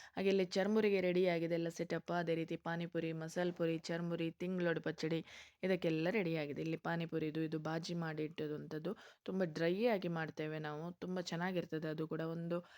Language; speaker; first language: Kannada; non-native, local second language; Konkani